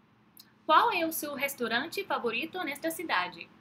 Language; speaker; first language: Portuguese; non-native, fluent; English